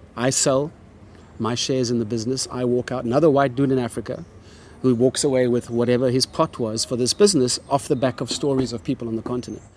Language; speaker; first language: English; native; English